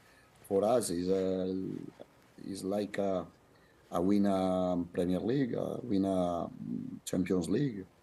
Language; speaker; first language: English; non-native, fluent; Italian